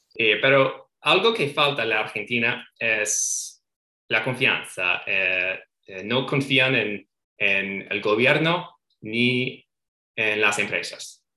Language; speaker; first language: Spanish; non-native, fluent; English